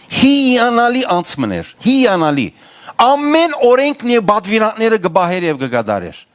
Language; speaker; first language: Armenian; early bilingual, heritage; Armenian